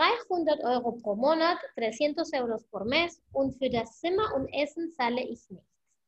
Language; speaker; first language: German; non-native, fluent; Spanish